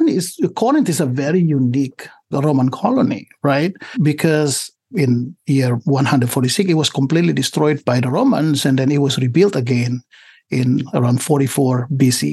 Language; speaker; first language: English; non-native, fluent; Indonesian